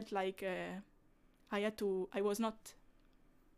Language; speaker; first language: English; non-native, fluent; Italian